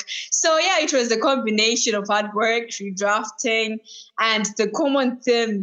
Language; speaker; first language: English; non-native, local second language; Shona